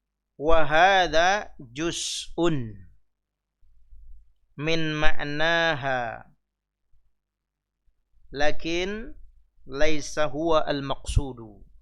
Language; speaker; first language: Arabic; non-native, fluent; Indonesian